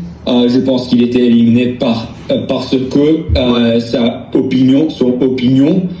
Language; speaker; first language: French; non-native, learner; English